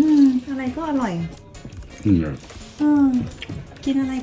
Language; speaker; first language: Japanese; non-native, learner; Thai